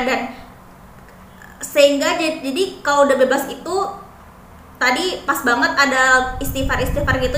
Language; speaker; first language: Indonesian; native; Indonesian